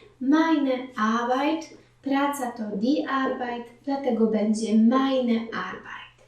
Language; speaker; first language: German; non-native, fluent; Polish